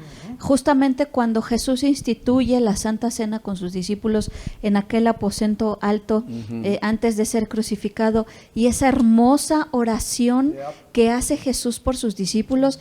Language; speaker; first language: Spanish; native; Spanish